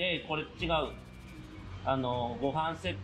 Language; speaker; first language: Japanese; native; Japanese